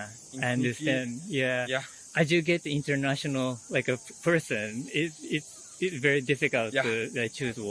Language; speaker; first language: English; non-native, fluent; Japanese